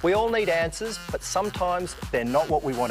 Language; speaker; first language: English; native; English